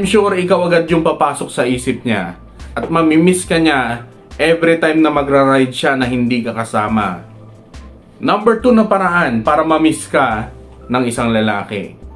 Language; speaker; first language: Filipino; native; Filipino